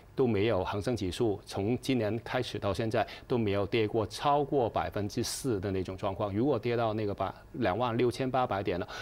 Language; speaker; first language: Chinese; non-native, fluent; Cantonese